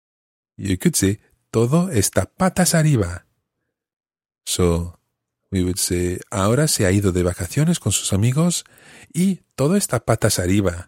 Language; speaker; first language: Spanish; non-native, fluent; English